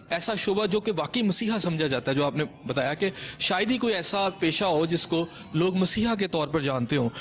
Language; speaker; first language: Urdu; non-native, local second language; Punjabi